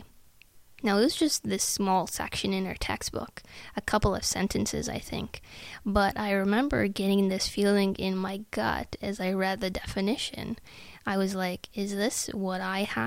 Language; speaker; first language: English; native; English